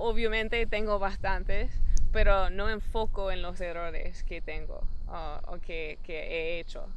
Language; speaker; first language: Spanish; non-native, fluent; English